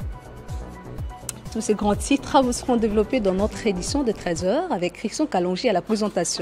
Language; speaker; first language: French; non-native, local second language; Lingala